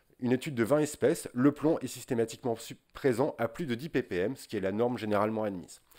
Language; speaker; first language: French; native; French